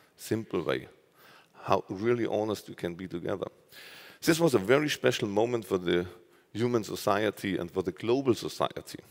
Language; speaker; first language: English; non-native, fluent; German